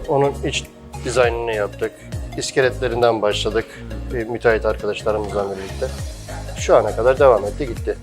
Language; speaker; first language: Turkish; native; Turkish